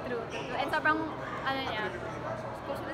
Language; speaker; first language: Filipino; early bilingual, heritage; English